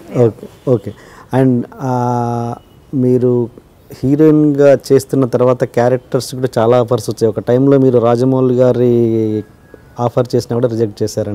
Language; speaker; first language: Telugu; native; Telugu